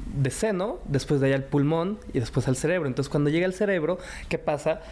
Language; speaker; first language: Spanish; early bilingual, other home language; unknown